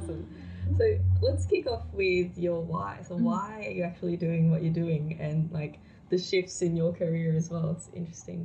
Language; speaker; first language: English; non-native, local second language; Filipino